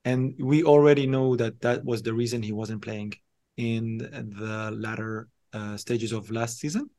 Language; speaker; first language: English; non-native, fluent; Hebrew